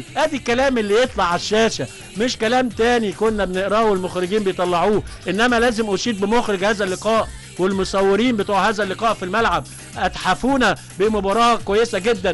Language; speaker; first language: Arabic; native; Arabic